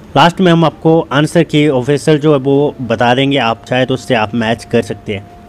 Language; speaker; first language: Hindi; native; Hindi